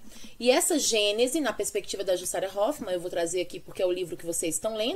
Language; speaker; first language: Portuguese; native; Portuguese